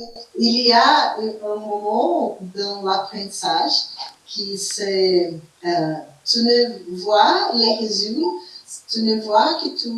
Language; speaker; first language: French; non-native, fluent; Portuguese